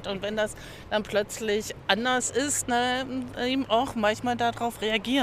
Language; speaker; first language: German; native; German